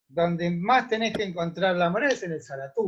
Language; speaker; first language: Spanish; native; Spanish